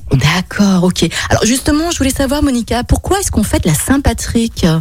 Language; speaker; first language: French; non-native, fluent; English